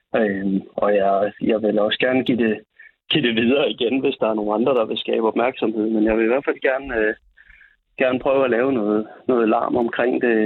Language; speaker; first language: Danish; native; Danish